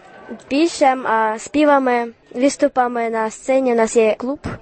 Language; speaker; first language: Czech; early bilingual, heritage; Ukrainian